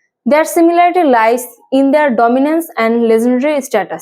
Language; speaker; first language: English; non-native, local second language; Bangla